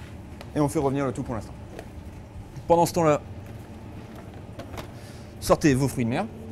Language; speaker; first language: French; native; French